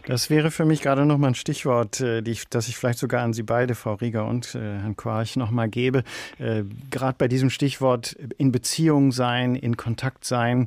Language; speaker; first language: German; native; German